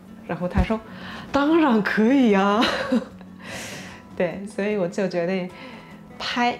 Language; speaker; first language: Chinese; non-native, fluent; Japanese